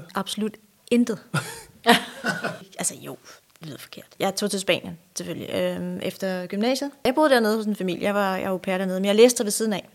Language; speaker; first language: Danish; native; Danish